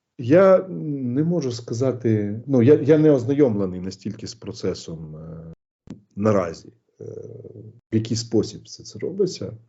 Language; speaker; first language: Ukrainian; native; Ukrainian